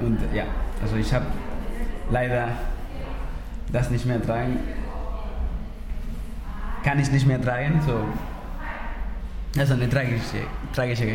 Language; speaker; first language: German; non-native, learner; Spanish